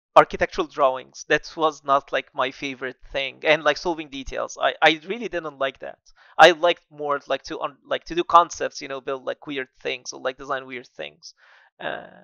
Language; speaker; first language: English; non-native, fluent; Arabic